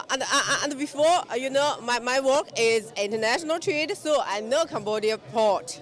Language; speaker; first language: English; non-native, learner; Chinese